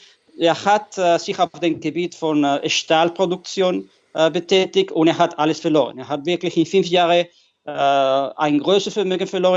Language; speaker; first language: German; non-native, fluent; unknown